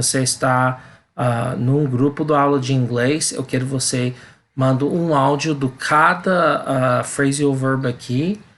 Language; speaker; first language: Portuguese; non-native, learner; English